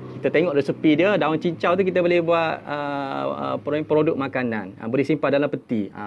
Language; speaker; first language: Malay; native; Malay